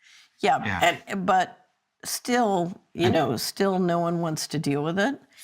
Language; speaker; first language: English; native; English